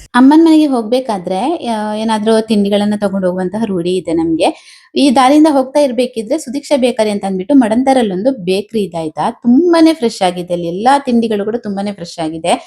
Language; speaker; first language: Kannada; non-native, local second language; Tulu